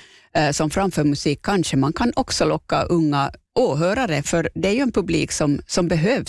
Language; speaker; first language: Swedish; native; Swedish